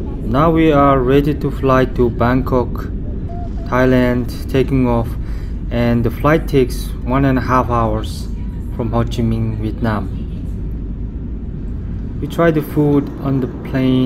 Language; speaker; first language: English; non-native, fluent; Mongolian